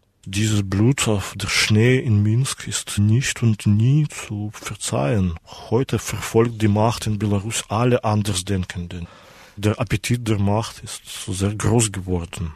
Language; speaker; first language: German; non-native, fluent; Belarusian